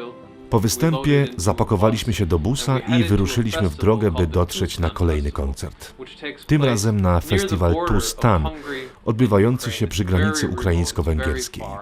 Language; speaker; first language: Polish; non-native, fluent; English